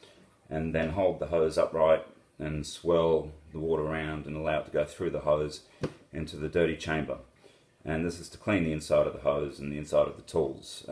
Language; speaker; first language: English; native; English